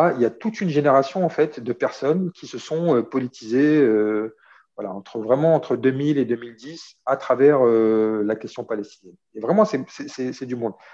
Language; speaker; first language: French; early bilingual, other home language; Arabic